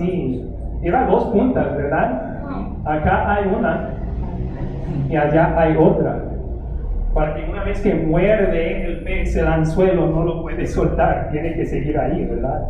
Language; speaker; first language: Spanish; non-native, fluent; English